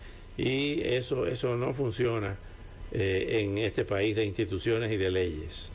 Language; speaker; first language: Spanish; native; Spanish